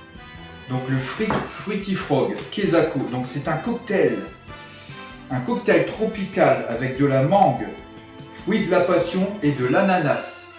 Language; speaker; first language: French; native; French